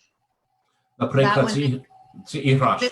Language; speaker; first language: Ukrainian; non-native, learner; English